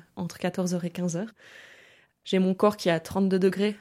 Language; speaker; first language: French; early bilingual, other home language; German